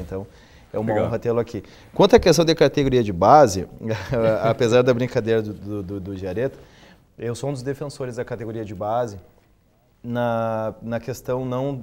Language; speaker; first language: Portuguese; native; Portuguese